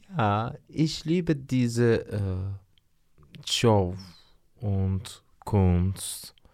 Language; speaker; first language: German; non-native, learner; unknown